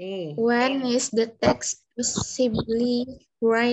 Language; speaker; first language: English; non-native, learner; Indonesian